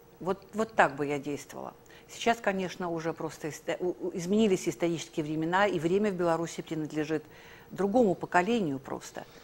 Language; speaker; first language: Russian; native; Russian